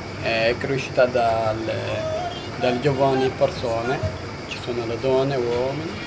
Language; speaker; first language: Italian; non-native, learner; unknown